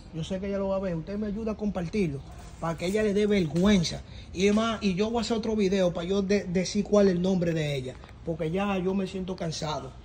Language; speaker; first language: Spanish; native; Spanish